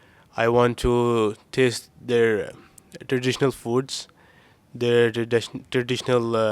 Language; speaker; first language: English; non-native, learner; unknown